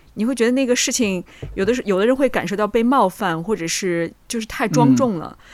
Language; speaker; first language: Chinese; native; Chinese